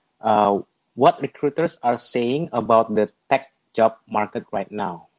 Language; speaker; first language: English; non-native, fluent; Indonesian